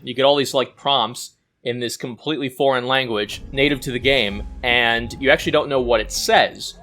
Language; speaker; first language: English; native; English